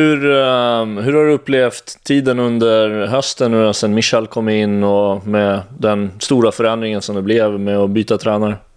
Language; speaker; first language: Swedish; native; Swedish